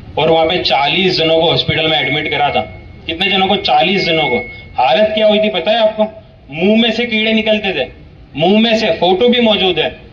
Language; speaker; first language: Hindi; non-native, local second language; Gujarati